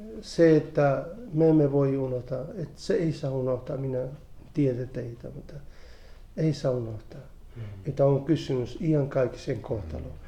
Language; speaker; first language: Finnish; non-native, fluent; Spanish